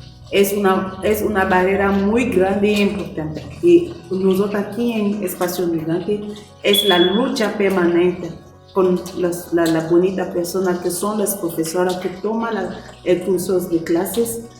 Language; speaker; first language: Spanish; non-native, learner; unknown